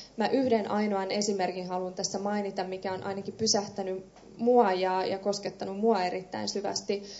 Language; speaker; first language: Finnish; early bilingual, other home language; Persian